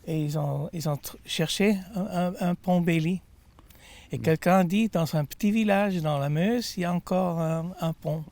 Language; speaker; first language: French; non-native, fluent; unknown